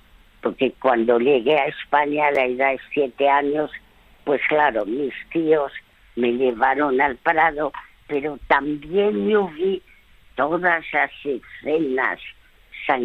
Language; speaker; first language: Spanish; non-native, fluent; French